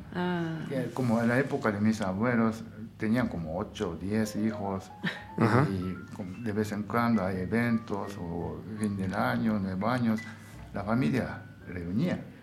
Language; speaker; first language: Spanish; non-native, fluent; Japanese